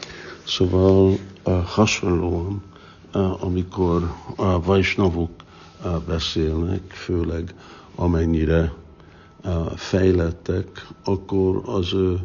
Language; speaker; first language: Hungarian; early bilingual, heritage; Hungarian